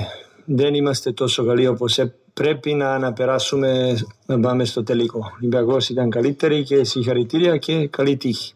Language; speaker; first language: Greek; non-native, learner; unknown